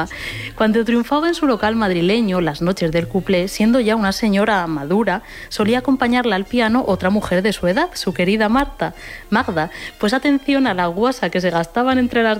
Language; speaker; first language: Spanish; native; Spanish